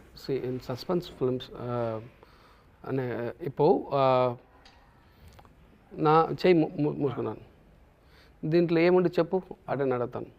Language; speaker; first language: Telugu; non-native, learner; Tamil